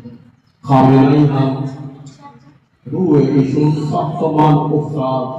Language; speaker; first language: Persian; non-native, fluent; Urdu